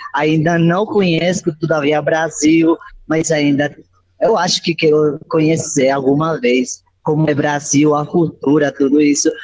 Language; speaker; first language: Portuguese; non-native, learner; Spanish